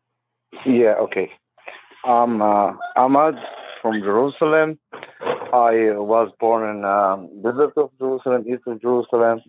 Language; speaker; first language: English; non-native, learner; Arabic